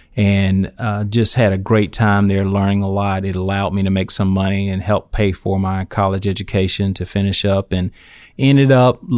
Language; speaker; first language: English; native; English